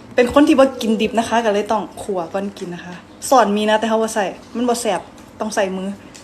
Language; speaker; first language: Thai; native; Thai